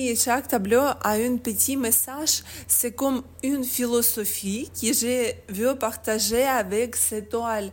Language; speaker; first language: French; non-native, learner; Ukrainian